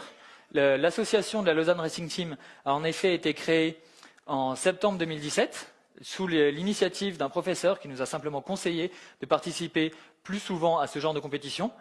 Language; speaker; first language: French; native; French